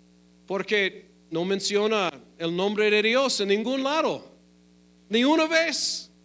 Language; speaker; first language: Spanish; non-native, fluent; English